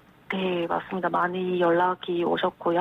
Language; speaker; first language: Korean; non-native, fluent; Chinese